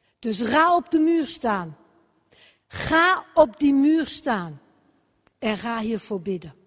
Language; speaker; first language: Dutch; non-native, fluent; French